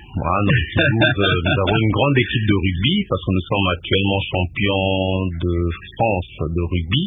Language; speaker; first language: French; non-native, local second language; Lingala